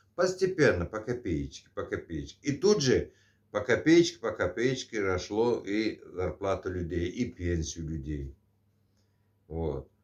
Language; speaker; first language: Russian; native; Russian